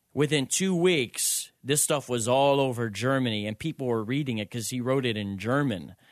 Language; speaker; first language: English; native; English